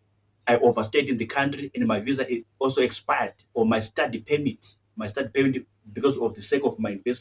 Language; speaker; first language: English; non-native, local second language; Shona